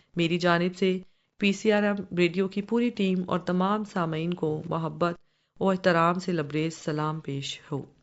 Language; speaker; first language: Urdu; non-native, local second language; Punjabi